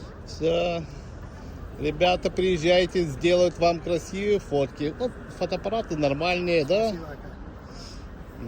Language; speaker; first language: Russian; non-native, fluent; Lithuanian